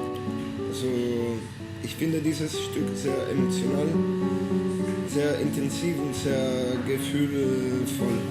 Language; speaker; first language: German; non-native, fluent; Italian